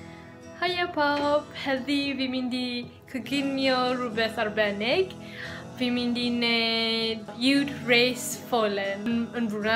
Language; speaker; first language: Welsh; non-native, learner; Malay